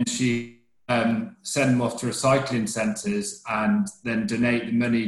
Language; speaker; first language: English; native; English